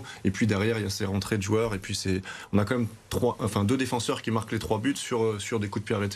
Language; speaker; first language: French; native; French